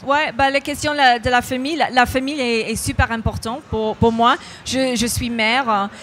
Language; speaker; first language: French; non-native, fluent; English